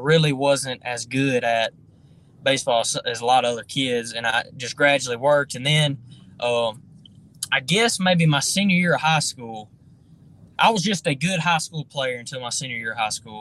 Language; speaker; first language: English; native; English